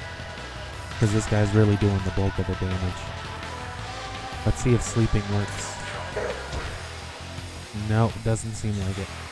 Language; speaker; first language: English; native; English